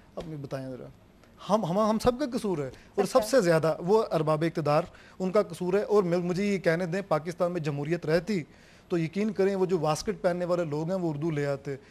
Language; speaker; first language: Urdu; non-native, local second language; Punjabi